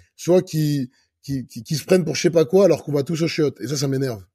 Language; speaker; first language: French; native; French